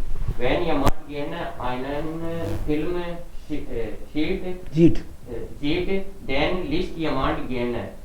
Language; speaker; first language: German; non-native, learner; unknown